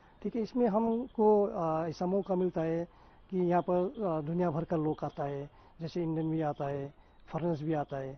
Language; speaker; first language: Hindi; non-native, local second language; Nepali